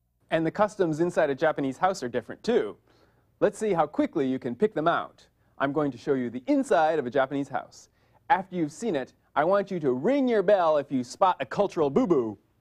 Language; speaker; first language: English; native; English